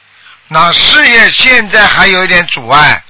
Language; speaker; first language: Chinese; native; Chinese